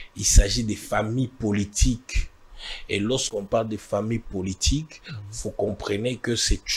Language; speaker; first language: French; non-native, local second language; Swahili